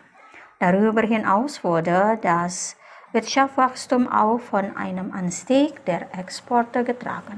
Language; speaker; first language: German; non-native, fluent; Indonesian